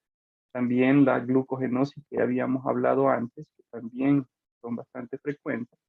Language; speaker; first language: Spanish; native; Spanish